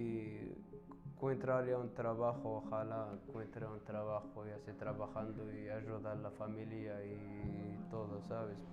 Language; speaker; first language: Spanish; non-native, learner; Arabic